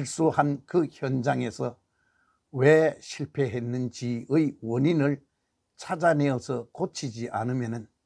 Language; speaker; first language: Korean; native; Korean